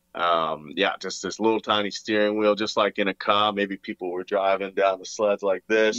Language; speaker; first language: English; native; English